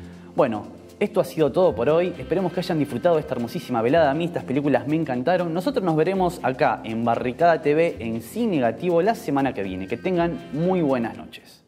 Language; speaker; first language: Spanish; native; Spanish